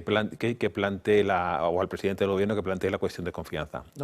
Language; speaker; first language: Spanish; native; Spanish